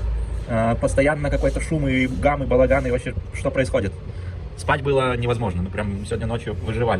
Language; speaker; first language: Russian; native; Russian